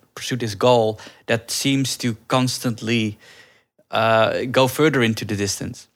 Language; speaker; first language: English; early bilingual, other home language; Dutch